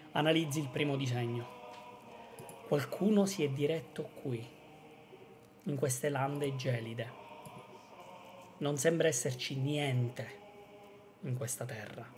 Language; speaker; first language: Italian; native; Italian